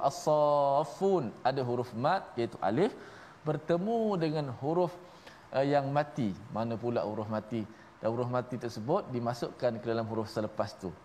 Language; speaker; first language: Malay; native; Malay